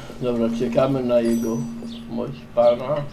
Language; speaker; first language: Polish; native; Polish